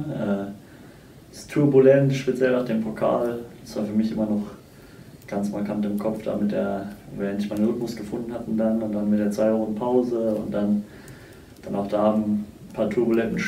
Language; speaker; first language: German; native; German